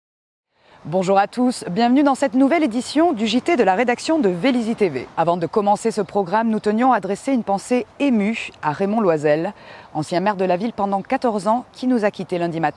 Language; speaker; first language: French; native; French